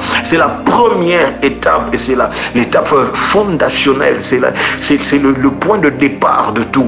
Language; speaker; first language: French; native; French